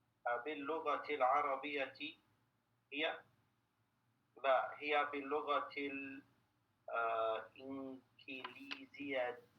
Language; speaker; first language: Arabic; non-native, learner; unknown